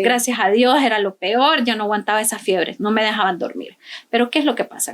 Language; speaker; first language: Spanish; native; Spanish